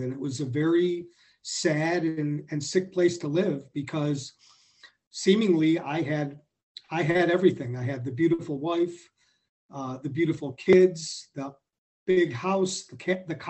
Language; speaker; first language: English; native; English